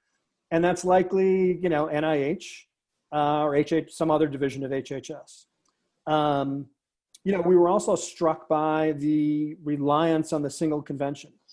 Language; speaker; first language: English; native; English